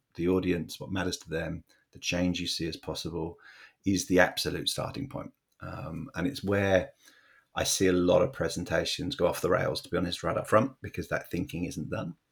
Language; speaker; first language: English; native; English